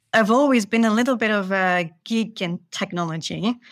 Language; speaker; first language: English; non-native, fluent; Dutch